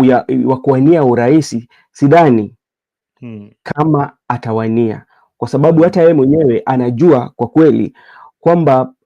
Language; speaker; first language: Swahili; non-native, local second language; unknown